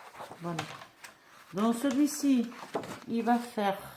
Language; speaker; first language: French; native; French